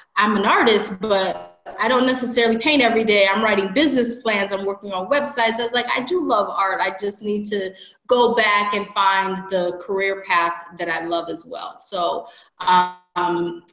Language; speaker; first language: English; native; English